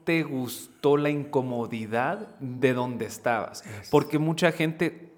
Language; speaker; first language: Spanish; early bilingual, heritage; Spanish